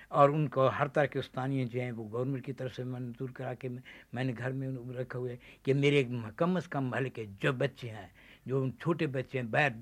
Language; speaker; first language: Urdu; non-native, local second language; Saraiki